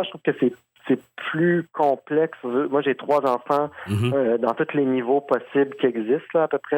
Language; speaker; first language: French; native; French